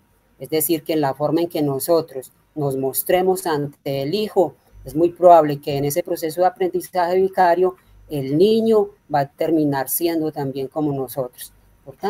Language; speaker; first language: Spanish; native; Spanish